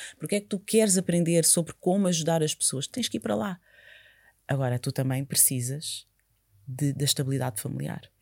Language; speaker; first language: Portuguese; native; Portuguese